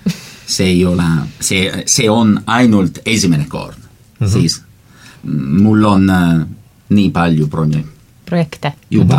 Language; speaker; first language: Estonian; non-native, learner; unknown